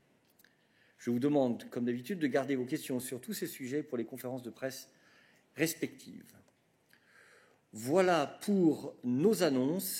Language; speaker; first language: French; native; French